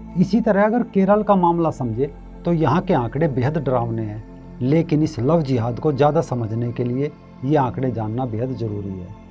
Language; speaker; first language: Hindi; native; Hindi